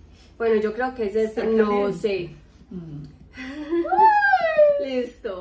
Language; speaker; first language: Spanish; native; Spanish